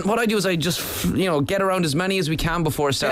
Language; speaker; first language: English; native; English